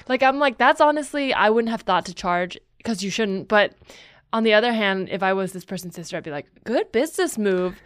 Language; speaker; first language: English; native; English